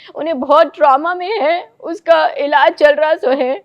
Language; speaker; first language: Hindi; non-native, local second language; Telugu